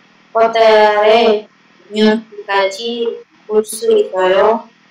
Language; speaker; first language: Korean; non-native, learner; Indonesian